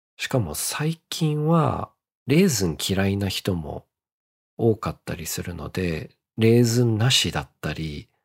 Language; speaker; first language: Japanese; early bilingual, heritage; Japanese